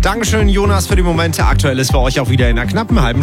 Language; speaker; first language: German; native; German